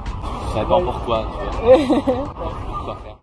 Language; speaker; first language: French; non-native, fluent; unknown